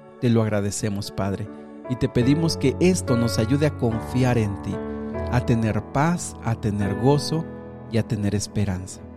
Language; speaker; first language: Spanish; native; Spanish